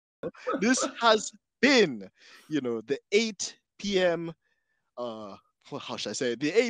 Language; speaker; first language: English; native; English